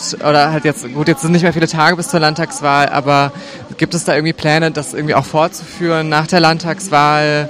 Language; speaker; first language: German; native; German